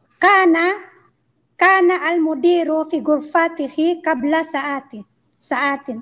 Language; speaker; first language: Arabic; non-native, learner; Filipino